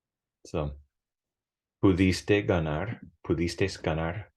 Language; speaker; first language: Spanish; non-native, fluent; English